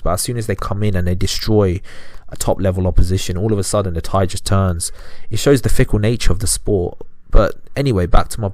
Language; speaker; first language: English; native; English